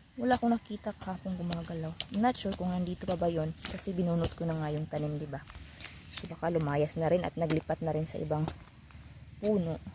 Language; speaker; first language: Filipino; non-native, local second language; Cebuano